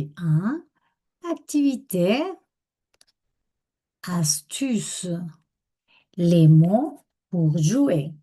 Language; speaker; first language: French; non-native, fluent; Spanish